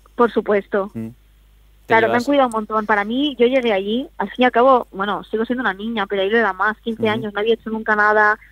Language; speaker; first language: Spanish; native; Spanish